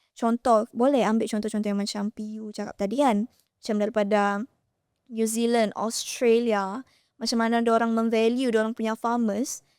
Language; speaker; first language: Malay; native; Malay